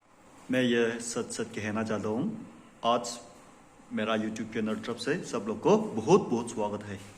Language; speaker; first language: Hindi; non-native, local second language; Tangkhul Naga (India)